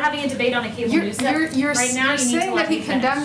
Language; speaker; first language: English; native; English